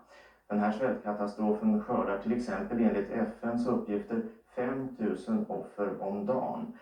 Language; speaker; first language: Swedish; native; Swedish